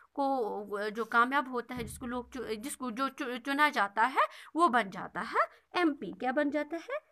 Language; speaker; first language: Hindi; non-native, local second language; Kashmiri